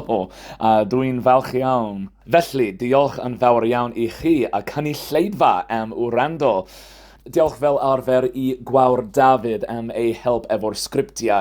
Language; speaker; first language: Welsh; non-native, fluent; English